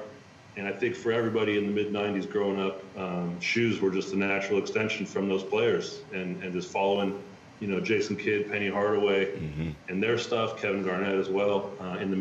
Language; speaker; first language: English; native; English